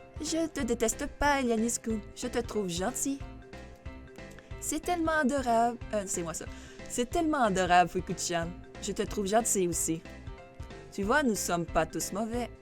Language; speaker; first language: French; native; French